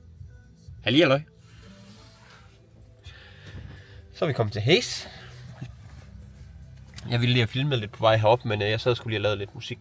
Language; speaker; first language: Danish; native; Danish